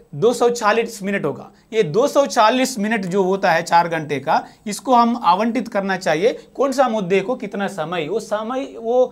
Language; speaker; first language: Hindi; non-native, local second language; Telugu